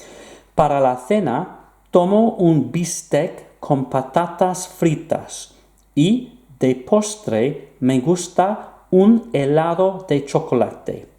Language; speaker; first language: Spanish; non-native, fluent; English